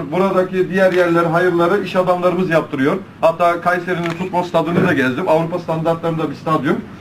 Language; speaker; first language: Turkish; early bilingual, heritage; Turkish